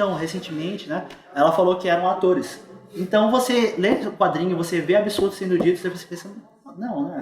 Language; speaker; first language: Portuguese; native; Portuguese